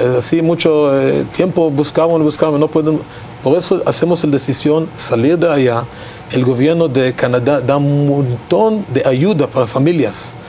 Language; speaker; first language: Spanish; non-native, learner; Hebrew